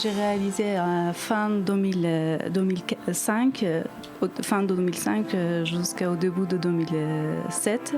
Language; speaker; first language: French; non-native, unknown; Persian